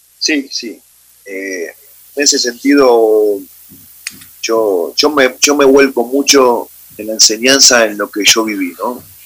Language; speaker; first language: Spanish; native; Spanish